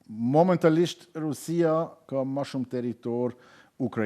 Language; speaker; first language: Albanian; non-native, learner; German